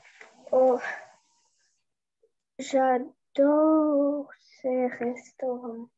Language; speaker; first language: French; non-native, learner; Russian